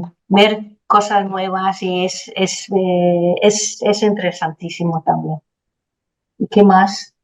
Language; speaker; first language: Spanish; non-native, fluent; Danish